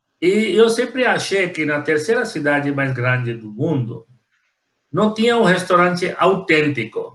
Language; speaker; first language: Portuguese; non-native, fluent; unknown